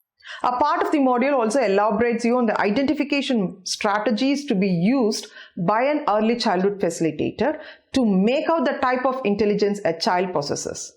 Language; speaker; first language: English; non-native, local second language; Tamil